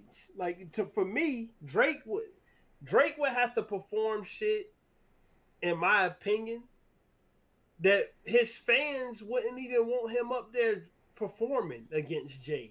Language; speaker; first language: English; native; English